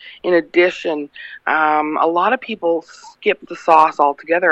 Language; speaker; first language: English; native; English